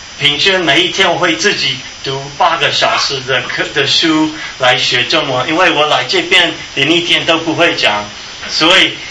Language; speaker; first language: Chinese; non-native, fluent; English